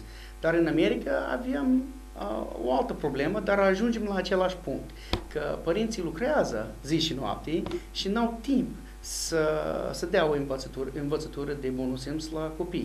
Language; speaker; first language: Romanian; non-native, fluent; English